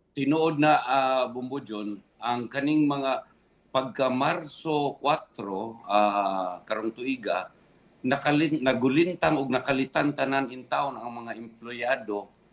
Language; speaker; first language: Cebuano; native; Cebuano